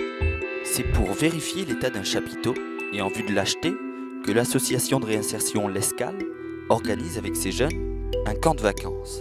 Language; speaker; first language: French; native; French